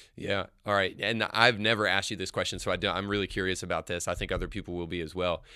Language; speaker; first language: English; native; English